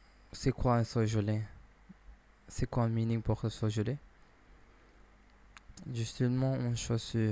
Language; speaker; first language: French; non-native, learner; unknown